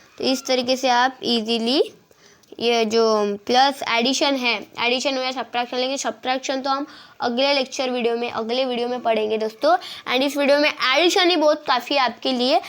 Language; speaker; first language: Hindi; non-native, local second language; Marathi